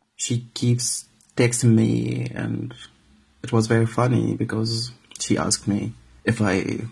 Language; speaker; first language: English; non-native, fluent; Arabic